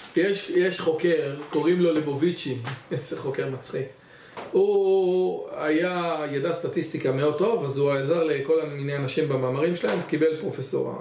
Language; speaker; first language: Hebrew; native; Hebrew